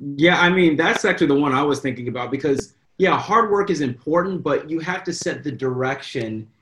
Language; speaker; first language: English; native; English